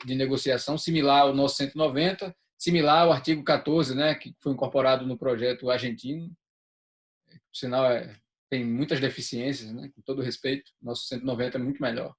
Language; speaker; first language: Portuguese; native; Portuguese